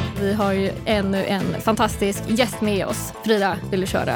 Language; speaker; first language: Swedish; native; Swedish